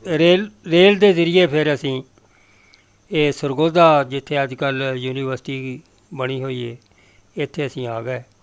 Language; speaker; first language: Punjabi; native; Punjabi